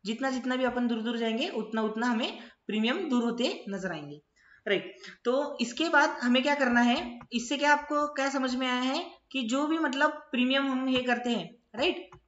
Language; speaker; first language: Hindi; non-native, local second language; Marathi